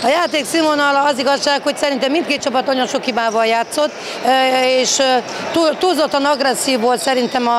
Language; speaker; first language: Hungarian; native; Hungarian